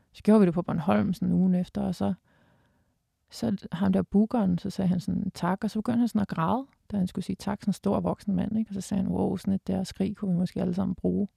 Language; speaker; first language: Danish; native; Danish